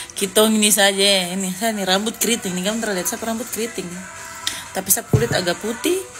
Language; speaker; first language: Indonesian; native; Indonesian